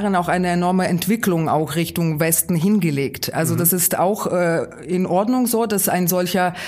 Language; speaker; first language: German; non-native, fluent; Ukrainian